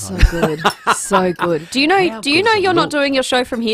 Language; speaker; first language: English; native; English